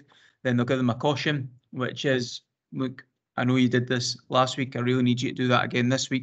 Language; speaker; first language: English; native; English